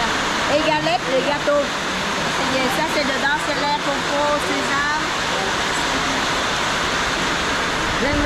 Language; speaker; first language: French; non-native, learner; Vietnamese